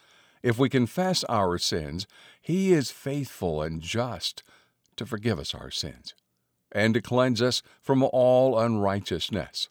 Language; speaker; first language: English; native; English